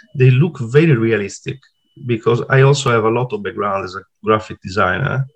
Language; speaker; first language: English; non-native, fluent; Italian